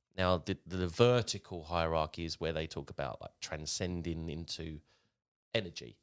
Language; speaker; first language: English; native; English